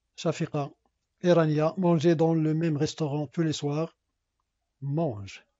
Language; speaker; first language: French; non-native, local second language; Arabic